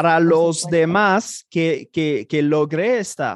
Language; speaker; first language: Spanish; non-native, fluent; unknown